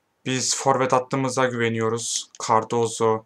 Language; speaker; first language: Turkish; native; Turkish